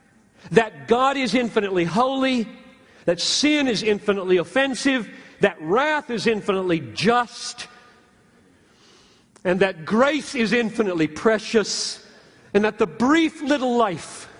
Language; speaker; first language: English; native; English